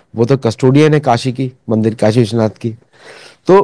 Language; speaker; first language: Hindi; native; Hindi